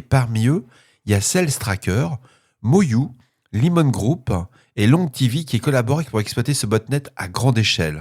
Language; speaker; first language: French; native; French